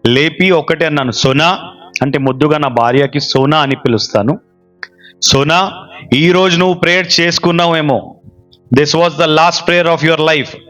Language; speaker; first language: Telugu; non-native, local second language; Urdu